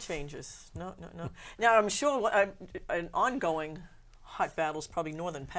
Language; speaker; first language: English; native; English